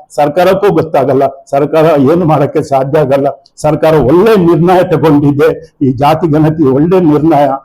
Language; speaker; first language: Kannada; non-native, local second language; Tulu